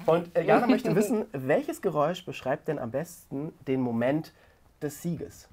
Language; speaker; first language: German; native; German